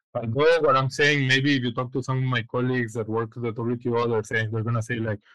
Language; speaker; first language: English; non-native, fluent; Spanish